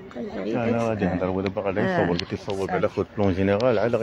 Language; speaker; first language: Arabic; native; Arabic